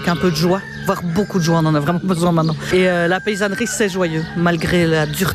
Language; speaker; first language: French; native; French